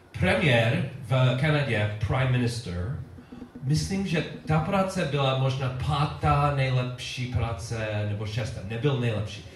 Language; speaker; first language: Czech; non-native, learner; English